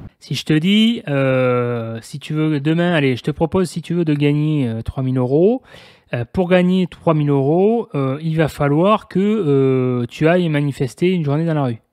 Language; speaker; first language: French; native; French